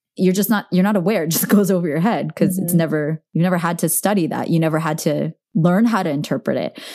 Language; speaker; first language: English; native; English